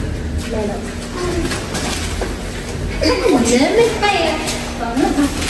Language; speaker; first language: Chinese; native; Chinese